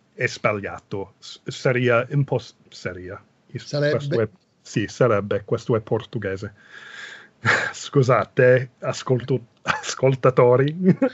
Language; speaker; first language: Italian; non-native, fluent; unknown